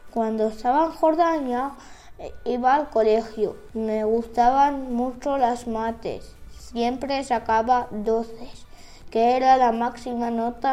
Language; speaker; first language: Spanish; early bilingual, other home language; Arabic